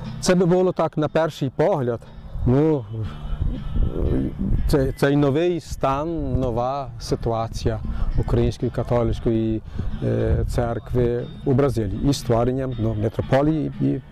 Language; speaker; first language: Ukrainian; early bilingual, heritage; Ukrainian